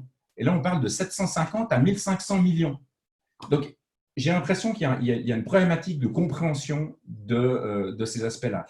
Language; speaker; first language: French; native; French